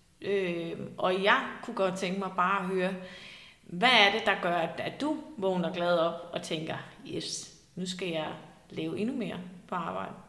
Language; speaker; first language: Danish; native; Danish